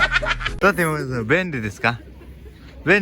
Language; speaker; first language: Japanese; non-native, learner; Nepali